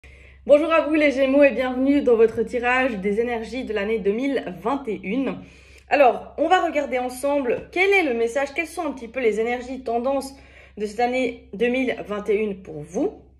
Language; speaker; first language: French; native; French